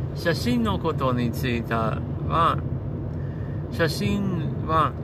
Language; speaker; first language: Japanese; non-native, learner; English